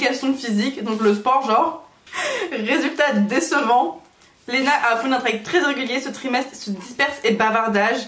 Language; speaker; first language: French; native; French